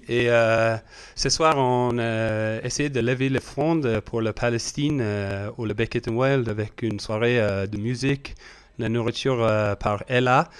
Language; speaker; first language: French; non-native, learner; English